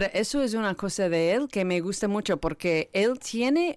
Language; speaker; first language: Spanish; non-native, learner; English